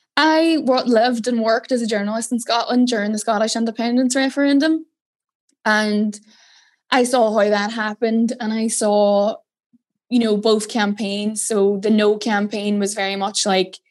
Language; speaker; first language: English; native; English